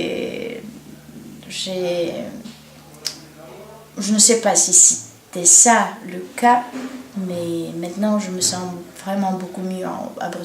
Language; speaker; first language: French; non-native, learner; Bulgarian